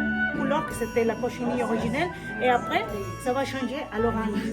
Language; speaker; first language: French; non-native, fluent; Spanish